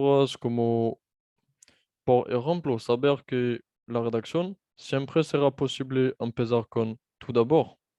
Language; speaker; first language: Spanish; non-native, fluent; French